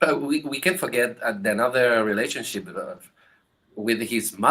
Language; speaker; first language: English; non-native, learner; Spanish